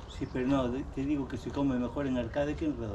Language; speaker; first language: Spanish; native; Spanish